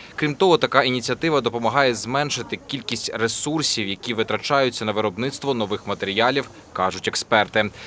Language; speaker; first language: Ukrainian; native; Ukrainian